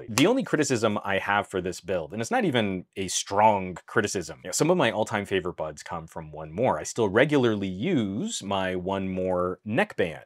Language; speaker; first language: English; native; English